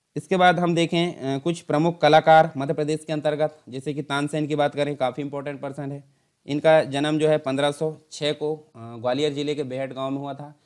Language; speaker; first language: Hindi; native; Hindi